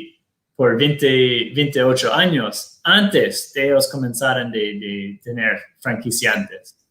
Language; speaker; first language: Spanish; non-native, fluent; Portuguese